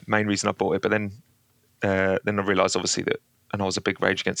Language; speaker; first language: English; native; English